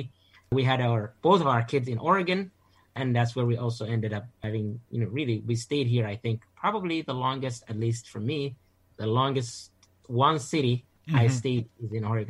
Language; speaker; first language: English; non-native, fluent; Somali